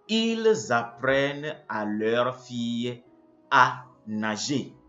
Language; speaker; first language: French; non-native, fluent; English